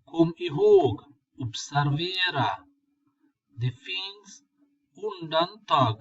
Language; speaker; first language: Swedish; non-native, fluent; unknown